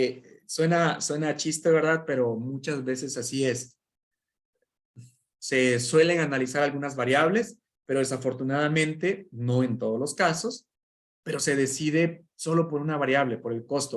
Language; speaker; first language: Spanish; native; Spanish